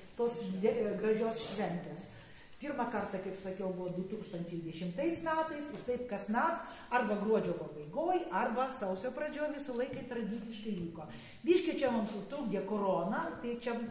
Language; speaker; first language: Lithuanian; non-native, local second language; Polish